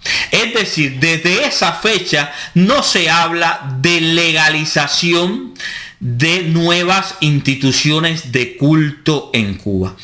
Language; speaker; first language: Spanish; native; Spanish